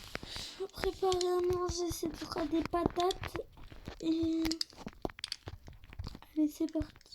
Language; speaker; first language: French; native; French